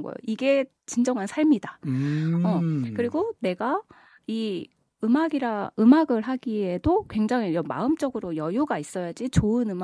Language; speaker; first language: Korean; native; Korean